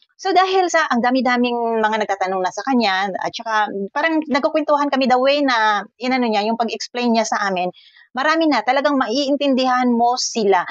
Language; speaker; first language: Filipino; non-native, local second language; Cebuano